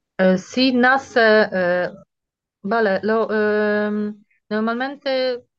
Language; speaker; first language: Spanish; non-native, fluent; Polish